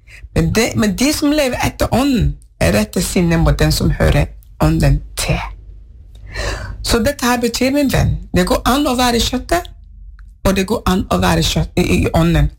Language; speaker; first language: Norwegian; non-native, fluent; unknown